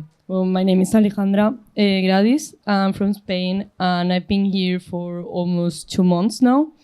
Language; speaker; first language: English; non-native, fluent; Spanish